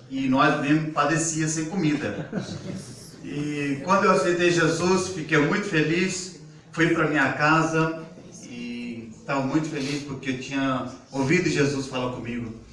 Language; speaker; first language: Portuguese; non-native, fluent; Hindi